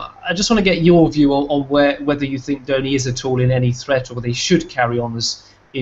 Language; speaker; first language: English; native; English